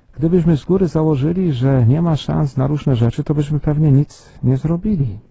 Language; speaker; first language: Polish; native; Polish